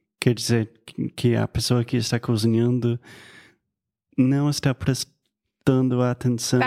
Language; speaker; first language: Portuguese; non-native, fluent; English